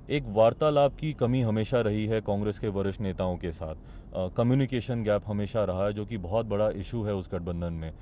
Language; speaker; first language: Hindi; native; Hindi